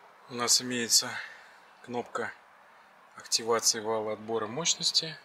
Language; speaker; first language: Russian; native; Russian